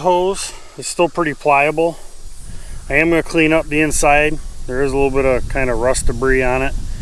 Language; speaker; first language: English; native; English